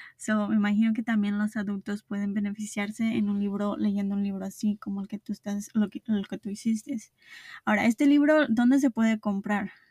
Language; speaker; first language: Spanish; early bilingual, heritage; Spanish